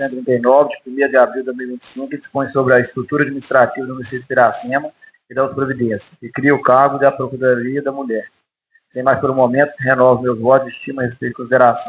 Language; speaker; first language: Portuguese; native; Portuguese